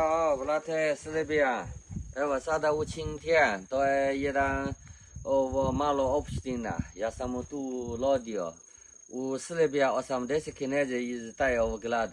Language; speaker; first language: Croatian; non-native, learner; Chinese